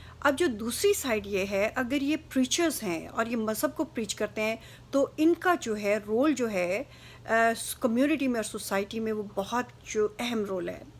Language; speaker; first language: Urdu; native; Urdu